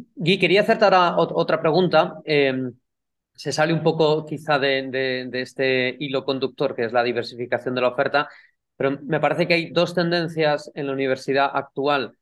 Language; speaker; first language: Spanish; native; Spanish